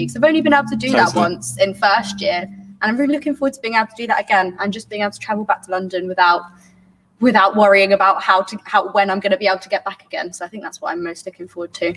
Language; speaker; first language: English; native; English